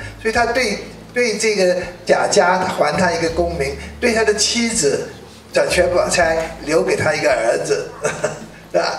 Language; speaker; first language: Chinese; native; Chinese